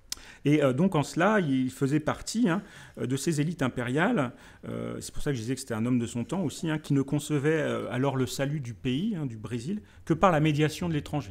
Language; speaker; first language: French; native; French